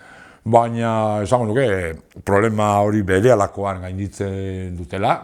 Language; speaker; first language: Basque; non-native, local second language; Spanish